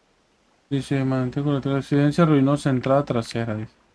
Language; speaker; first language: Spanish; native; Spanish